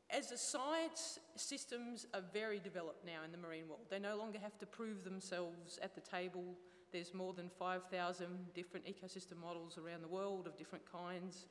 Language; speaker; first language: English; native; English